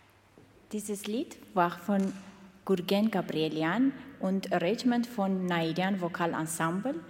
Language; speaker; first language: German; non-native, fluent; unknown